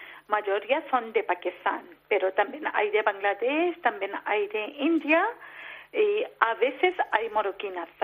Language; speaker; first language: Spanish; non-native, learner; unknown